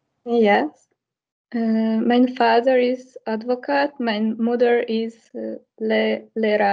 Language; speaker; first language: Dutch; non-native, learner; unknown